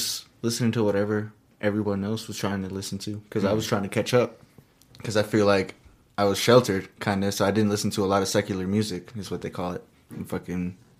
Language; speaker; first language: English; early bilingual, other home language; Spanish